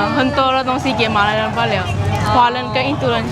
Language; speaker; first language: Chinese; non-native, local second language; Malay